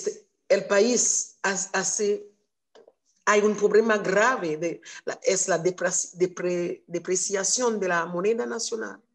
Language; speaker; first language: Spanish; non-native, learner; Haitian Creole